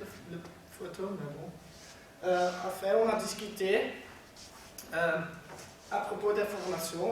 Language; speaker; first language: French; non-native, learner; Dutch